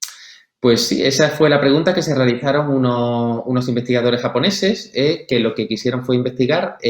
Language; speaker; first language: Spanish; native; Spanish